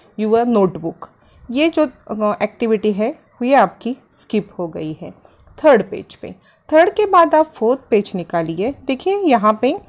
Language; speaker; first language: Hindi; non-native, local second language; Marathi